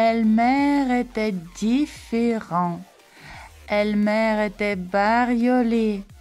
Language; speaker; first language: French; non-native, fluent; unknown